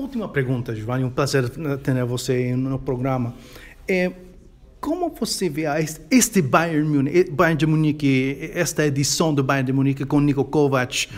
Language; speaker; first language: Portuguese; non-native, fluent; Spanish